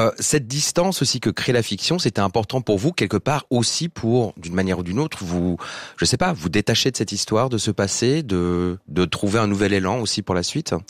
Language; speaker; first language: French; native; French